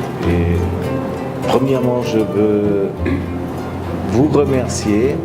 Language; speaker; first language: French; non-native, fluent; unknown